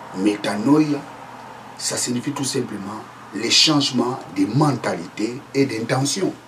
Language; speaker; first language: French; non-native, local second language; Lingala